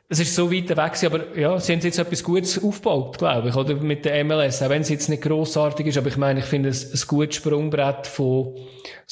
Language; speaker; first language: German; native; German